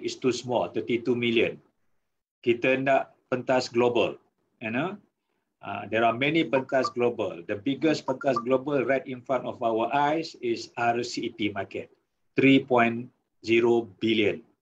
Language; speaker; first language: English; non-native, local second language; Malay